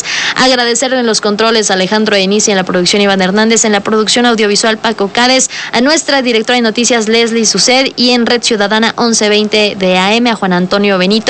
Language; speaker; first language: Spanish; native; Spanish